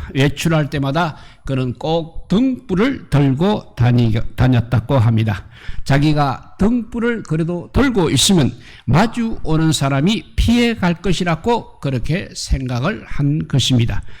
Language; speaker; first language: Korean; native; Korean